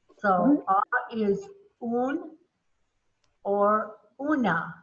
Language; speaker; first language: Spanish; non-native, fluent; English